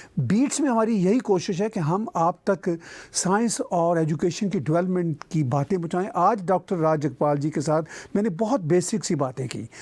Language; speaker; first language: Urdu; non-native, local second language; Punjabi